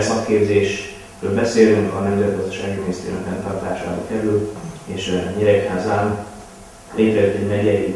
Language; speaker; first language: Hungarian; native; Hungarian